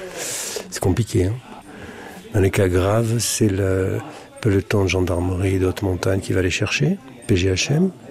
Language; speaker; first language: French; native; French